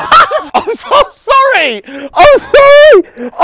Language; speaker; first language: English; native; English